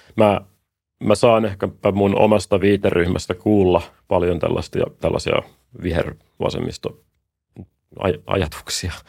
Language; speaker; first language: Finnish; native; Finnish